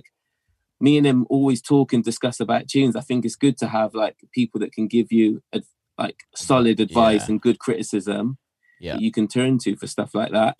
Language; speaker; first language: English; native; English